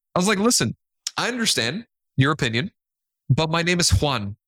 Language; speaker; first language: English; non-native, fluent; Spanish